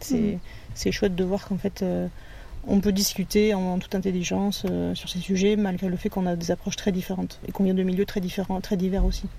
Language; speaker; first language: French; native; French